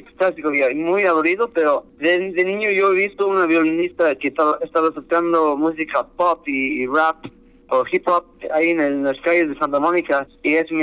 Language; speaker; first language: Spanish; early bilingual, heritage; Spanish